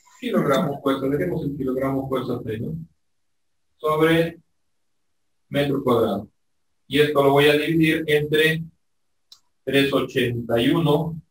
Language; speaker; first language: Spanish; native; Spanish